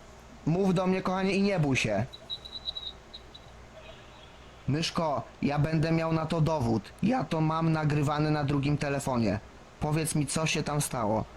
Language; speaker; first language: Polish; native; Polish